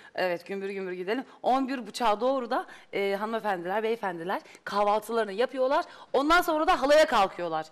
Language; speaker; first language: Turkish; native; Turkish